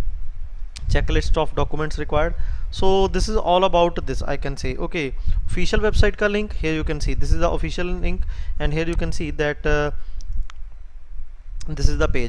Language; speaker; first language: English; non-native, local second language; Hindi